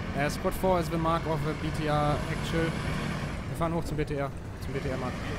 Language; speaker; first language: German; native; German